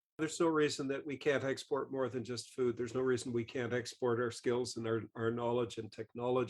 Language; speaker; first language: English; native; English